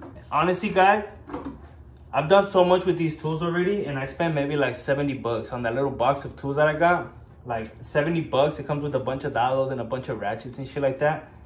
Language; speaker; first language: English; early bilingual, other home language; Spanish